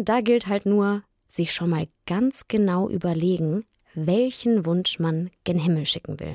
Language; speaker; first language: German; native; German